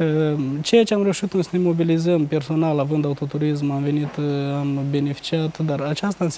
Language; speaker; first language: Romanian; native; Romanian